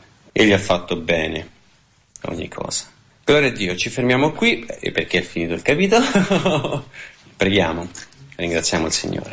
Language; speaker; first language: Italian; native; Italian